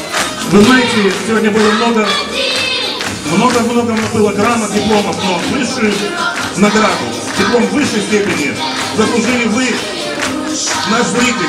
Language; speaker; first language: Russian; native; Russian